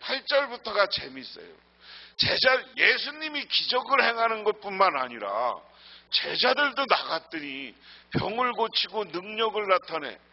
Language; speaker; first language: Korean; native; Korean